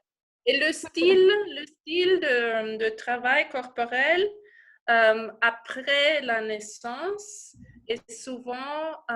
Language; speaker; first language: French; non-native, learner; German